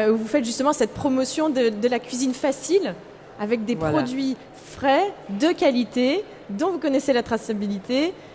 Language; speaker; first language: French; native; French